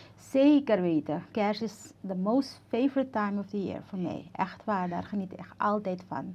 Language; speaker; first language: Dutch; native; Dutch